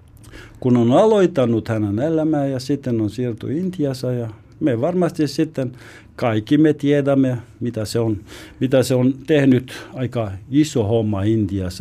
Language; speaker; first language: Finnish; non-native, learner; Albanian